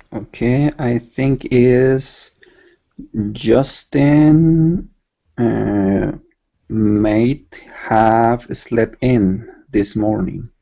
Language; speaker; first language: English; non-native, learner; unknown